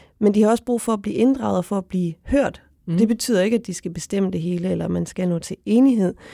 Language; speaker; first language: Danish; native; Danish